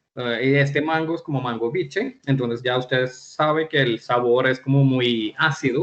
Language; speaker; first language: Spanish; non-native, fluent; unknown